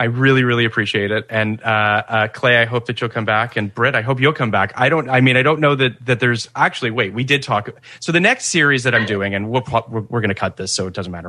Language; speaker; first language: English; native; English